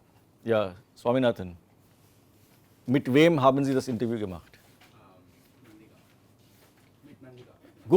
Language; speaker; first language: German; non-native, fluent; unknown